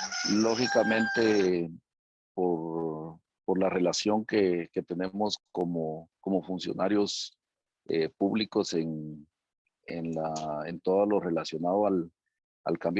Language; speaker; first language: Spanish; native; Spanish